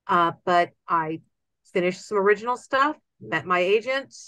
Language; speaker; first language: English; native; English